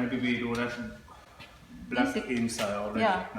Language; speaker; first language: English; non-native, learner; Finnish